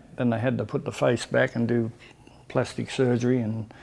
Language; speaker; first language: English; native; English